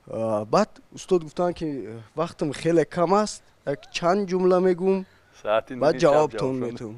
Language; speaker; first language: Persian; native; Persian